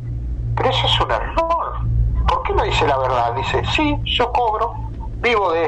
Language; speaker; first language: Spanish; native; Spanish